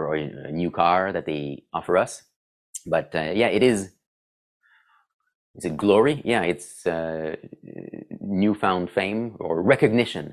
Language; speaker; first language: English; non-native, fluent; French